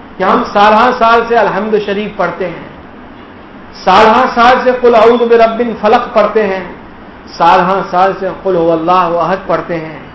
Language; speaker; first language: Urdu; non-native, local second language; Gujarati